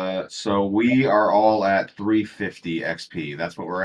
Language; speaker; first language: English; native; English